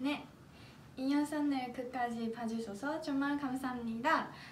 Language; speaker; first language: Korean; non-native, fluent; Japanese